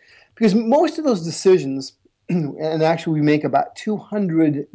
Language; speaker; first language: English; native; English